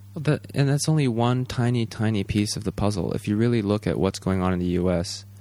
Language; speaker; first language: English; native; English